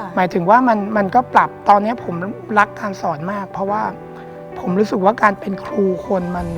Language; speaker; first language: Thai; native; Thai